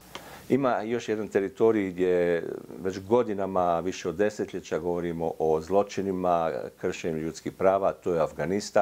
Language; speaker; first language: Serbian; native; Serbian